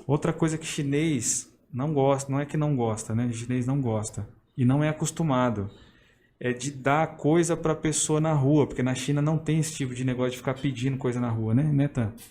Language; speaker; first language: Portuguese; native; Portuguese